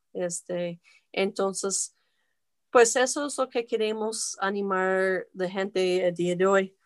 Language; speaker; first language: Spanish; non-native, fluent; English